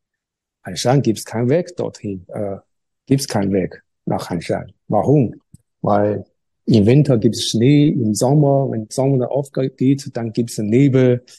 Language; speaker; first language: German; non-native, learner; Chinese